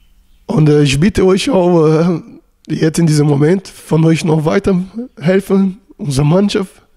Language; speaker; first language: German; non-native, learner; Portuguese